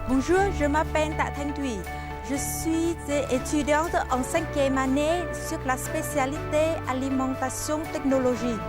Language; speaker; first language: French; non-native, fluent; Vietnamese